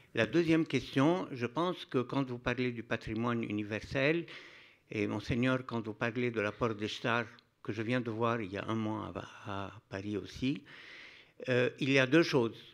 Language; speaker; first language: French; non-native, local second language; Arabic